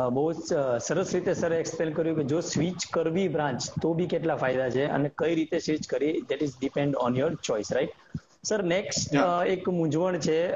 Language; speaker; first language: Gujarati; native; Gujarati